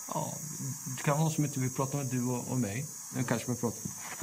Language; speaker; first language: Swedish; native; Swedish